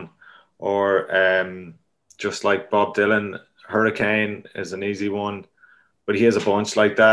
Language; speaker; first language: English; native; English